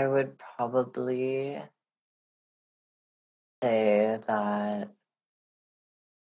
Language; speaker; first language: English; native; English